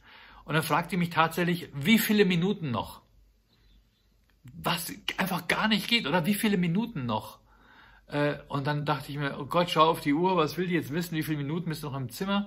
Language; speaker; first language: German; native; German